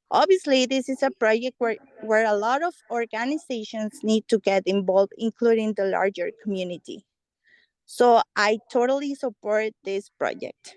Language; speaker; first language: English; non-native, fluent; Spanish